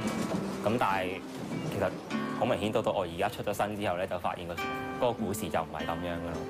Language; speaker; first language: Chinese; non-native, local second language; Cantonese